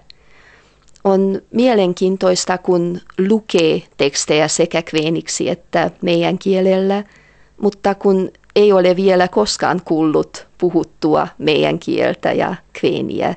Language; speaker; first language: Finnish; non-native, fluent; Hungarian